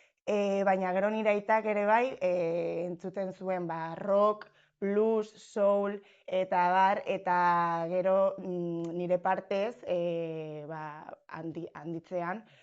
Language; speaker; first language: Basque; non-native, local second language; Spanish